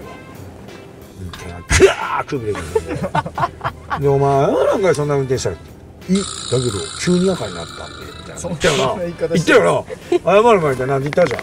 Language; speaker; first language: Japanese; native; Japanese